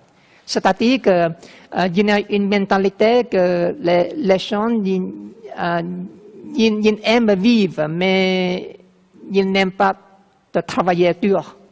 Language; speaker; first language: French; non-native, learner; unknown